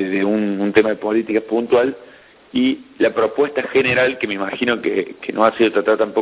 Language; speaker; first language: Spanish; native; Spanish